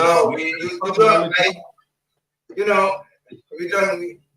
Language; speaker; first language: English; non-native, learner; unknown